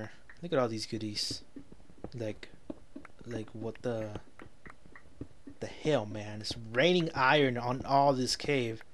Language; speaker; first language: English; native; English